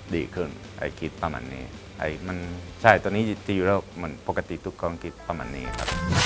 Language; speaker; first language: Thai; non-native, learner; Spanish